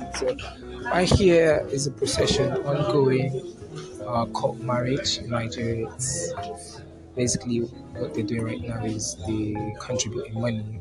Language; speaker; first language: English; non-native, local second language; Yoruba